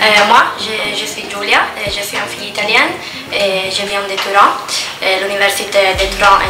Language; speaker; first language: French; non-native, fluent; Italian